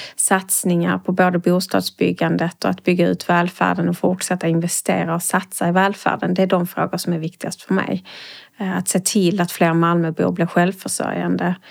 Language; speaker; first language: Swedish; native; Swedish